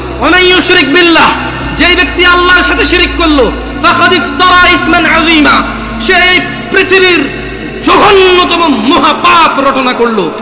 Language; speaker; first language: Bangla; early bilingual, heritage; Bangla